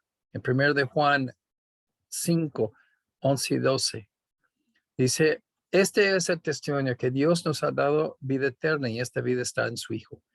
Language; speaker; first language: Spanish; non-native, fluent; English